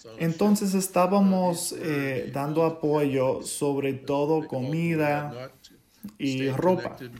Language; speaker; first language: Spanish; non-native, fluent; English